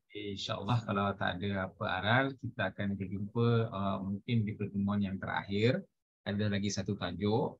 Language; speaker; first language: Malay; native; Malay